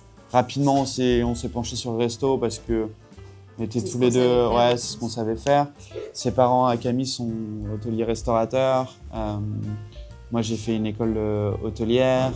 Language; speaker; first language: French; native; French